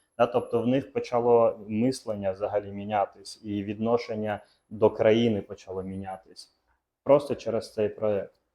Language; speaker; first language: Ukrainian; non-native, local second language; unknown